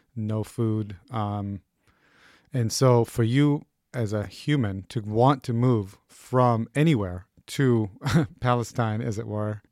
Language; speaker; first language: English; early bilingual, other home language; Hebrew